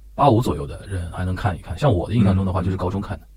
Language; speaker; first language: Chinese; native; Chinese